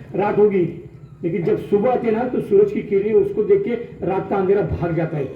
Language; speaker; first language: Hindi; non-native, local second language; Marathi